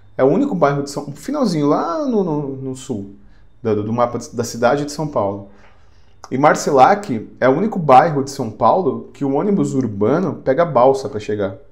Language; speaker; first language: Portuguese; native; Portuguese